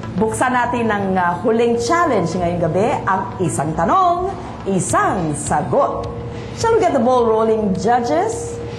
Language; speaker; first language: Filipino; native; Filipino